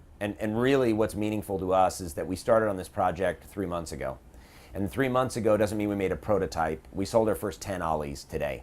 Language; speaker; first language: English; native; English